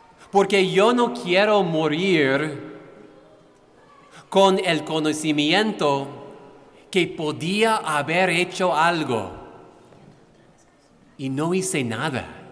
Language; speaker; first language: Spanish; non-native, fluent; English